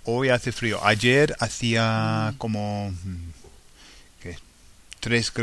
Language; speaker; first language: Spanish; non-native, fluent; English